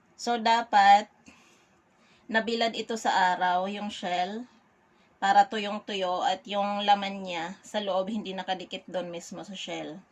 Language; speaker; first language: Filipino; non-native, local second language; Bikol